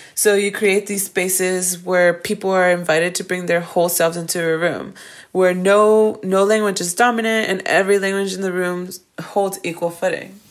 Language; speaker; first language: English; early bilingual, other home language; Spanish